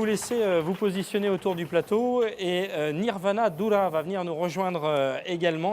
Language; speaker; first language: French; native; French